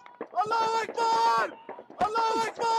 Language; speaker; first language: Arabic; native; Arabic